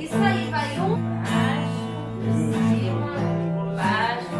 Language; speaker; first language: Portuguese; non-native, learner; French